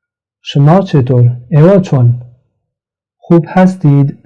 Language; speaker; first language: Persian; non-native, fluent; Central Kurdish